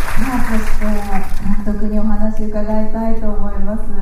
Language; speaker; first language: Japanese; native; Japanese